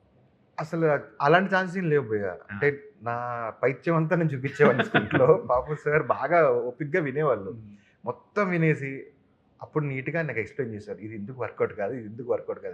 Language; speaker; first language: Telugu; native; Telugu